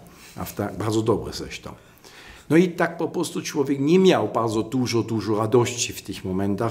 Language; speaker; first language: Polish; non-native, fluent; German